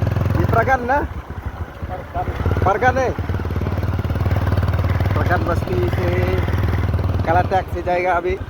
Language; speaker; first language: Hindi; non-native, learner; Malay